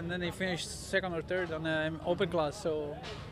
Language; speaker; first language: English; non-native, fluent; Italian